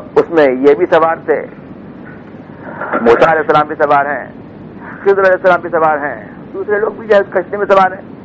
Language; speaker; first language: Urdu; native; Urdu